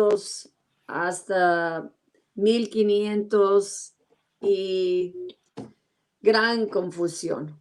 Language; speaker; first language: Spanish; non-native, learner; English